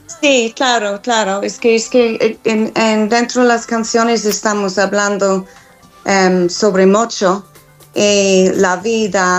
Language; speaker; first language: Spanish; non-native, fluent; English